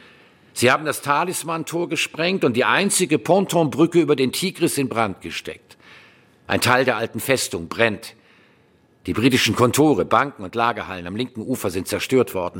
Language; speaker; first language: German; native; German